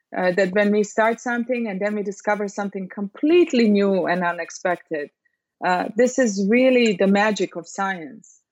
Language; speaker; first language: English; non-native, fluent; Serbian